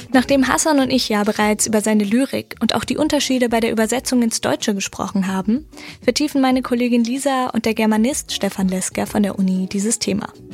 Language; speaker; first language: German; native; German